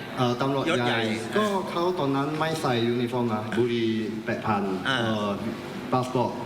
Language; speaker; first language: Thai; non-native, learner; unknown